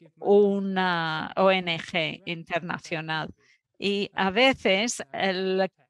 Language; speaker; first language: Spanish; non-native, fluent; Dutch